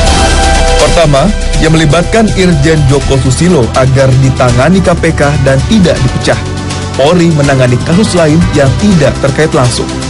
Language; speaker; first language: Indonesian; native; Indonesian